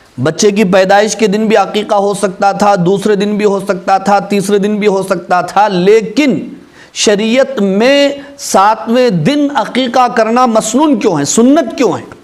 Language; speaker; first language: Urdu; native; Urdu